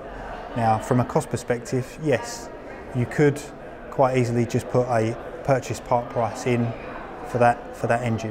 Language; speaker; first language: English; native; English